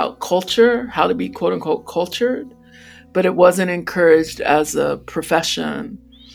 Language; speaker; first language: English; native; English